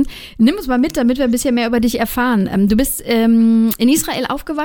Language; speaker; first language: German; native; German